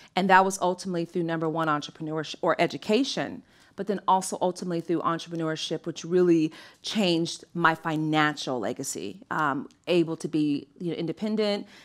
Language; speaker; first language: English; native; English